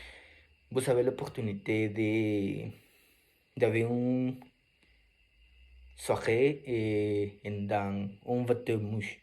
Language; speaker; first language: French; non-native, learner; Spanish